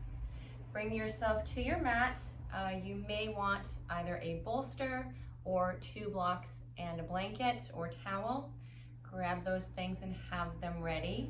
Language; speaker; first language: English; native; English